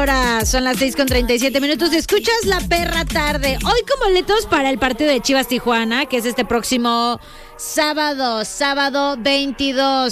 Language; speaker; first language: Spanish; native; Spanish